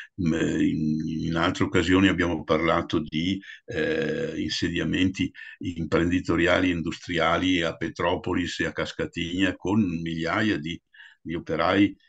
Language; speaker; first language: Italian; native; Italian